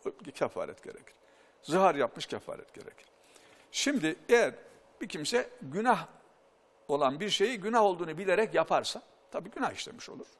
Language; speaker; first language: Turkish; native; Turkish